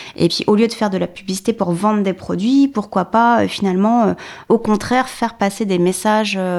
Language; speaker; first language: French; native; French